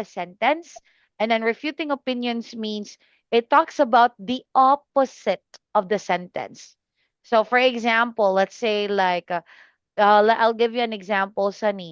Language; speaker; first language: English; non-native, fluent; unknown